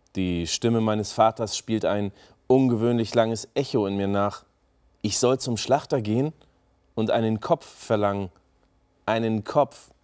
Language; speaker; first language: German; native; German